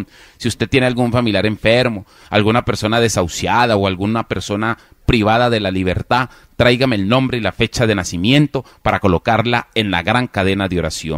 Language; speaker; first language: Spanish; native; Spanish